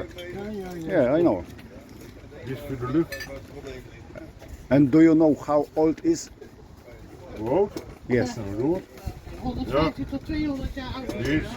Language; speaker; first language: English; non-native, learner; Polish